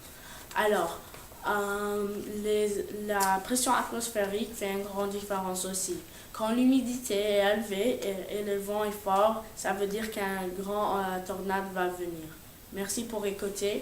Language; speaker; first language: French; non-native, learner; English